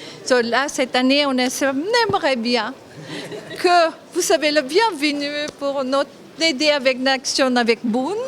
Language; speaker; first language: French; non-native, fluent; Japanese